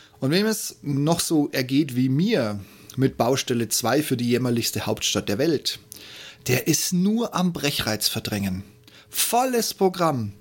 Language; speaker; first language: German; native; German